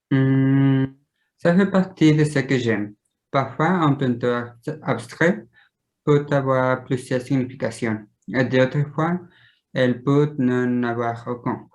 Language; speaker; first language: French; non-native, learner; Spanish